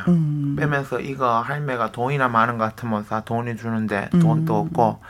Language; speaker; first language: Korean; native; Korean